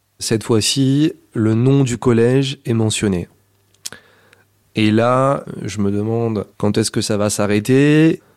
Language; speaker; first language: French; native; French